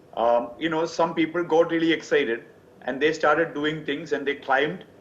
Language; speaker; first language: English; non-native, local second language; Malayalam